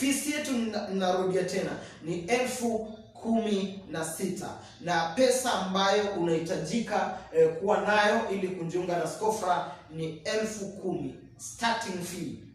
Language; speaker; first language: Swahili; non-native, local second language; Kamba